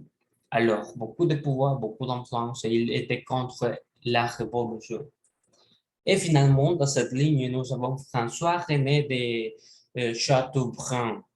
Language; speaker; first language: French; non-native, learner; Spanish